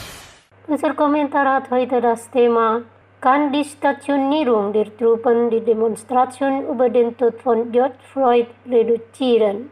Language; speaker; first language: German; non-native, fluent; Indonesian